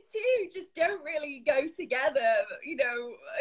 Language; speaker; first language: English; native; English